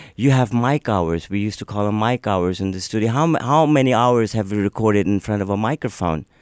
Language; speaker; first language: English; non-native, local second language; Urdu